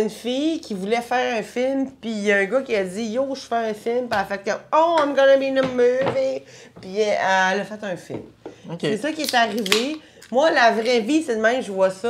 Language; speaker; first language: French; native; French